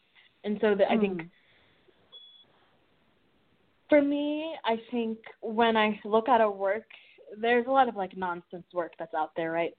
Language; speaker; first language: English; native; English